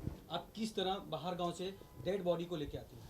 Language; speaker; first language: Hindi; native; Hindi